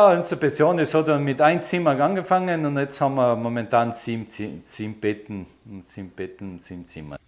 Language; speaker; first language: German; early bilingual, heritage; German